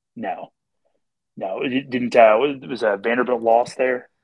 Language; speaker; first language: English; native; English